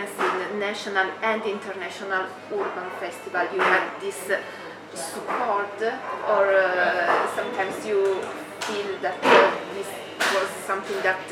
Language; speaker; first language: English; non-native, fluent; Italian